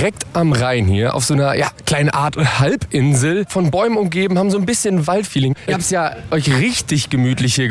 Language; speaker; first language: German; native; German